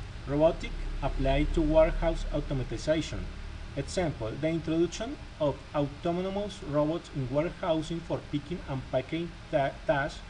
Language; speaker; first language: English; non-native, learner; Spanish